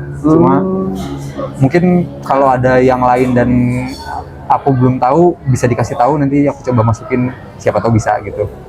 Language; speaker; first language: Indonesian; native; Indonesian